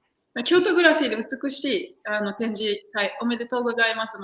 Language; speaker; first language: Japanese; native; Japanese